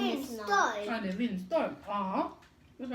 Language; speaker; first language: Swedish; non-native, fluent; Thai